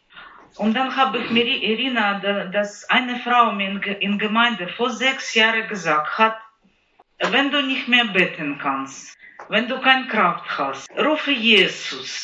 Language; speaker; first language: German; non-native, learner; Ukrainian